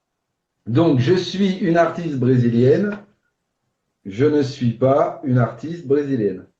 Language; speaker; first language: French; non-native, fluent; Portuguese